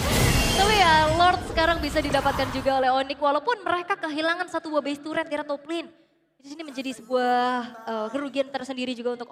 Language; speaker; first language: Indonesian; native; Indonesian